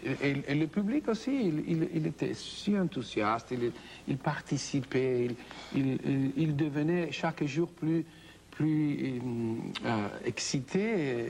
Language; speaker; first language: French; non-native, fluent; Spanish